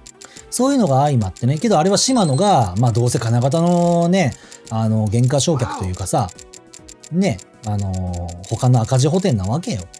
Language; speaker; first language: Japanese; native; Japanese